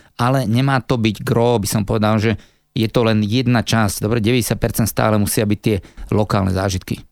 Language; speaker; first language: Slovak; native; Slovak